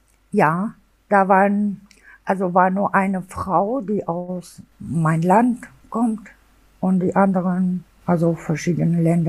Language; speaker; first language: German; non-native, local second language; Albanian